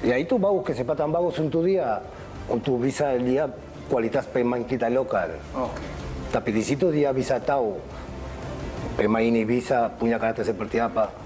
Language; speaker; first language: Indonesian; non-native, fluent; Spanish